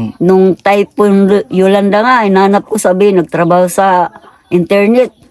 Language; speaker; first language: Filipino; non-native, local second language; Cebuano